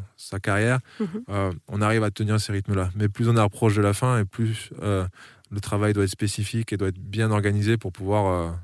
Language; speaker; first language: French; native; French